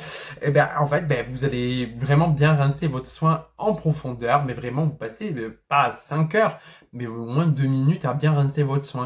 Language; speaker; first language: French; native; French